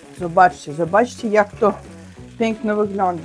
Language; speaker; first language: Polish; non-native, learner; Russian